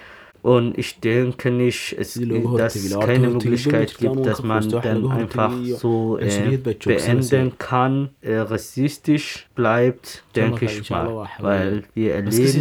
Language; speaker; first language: German; non-native, learner; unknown